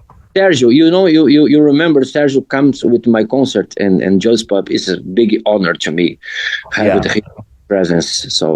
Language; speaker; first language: English; non-native, learner; Portuguese